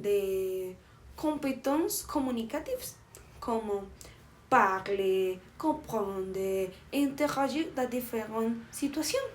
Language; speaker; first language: French; non-native, fluent; Spanish